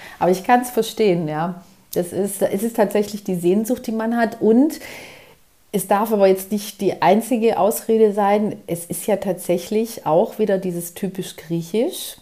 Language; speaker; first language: German; early bilingual, other home language; Greek